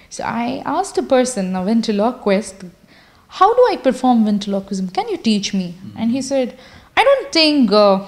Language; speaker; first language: English; non-native, local second language; Kannada